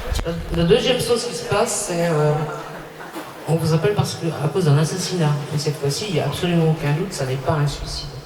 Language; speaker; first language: French; native; French